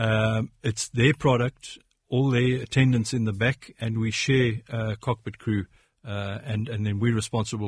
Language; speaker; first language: English; native; English